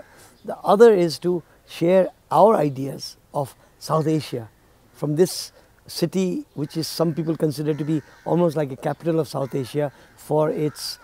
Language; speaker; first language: English; non-native, local second language; Nepali